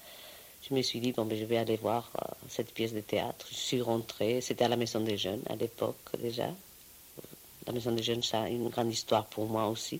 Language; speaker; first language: French; non-native, fluent; Spanish